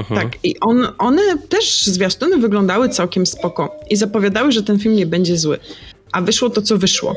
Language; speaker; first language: Polish; native; Polish